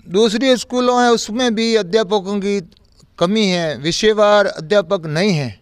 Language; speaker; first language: Hindi; native; Hindi